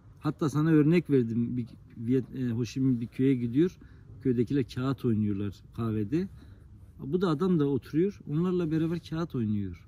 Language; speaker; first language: Turkish; non-native, local second language; Kurdish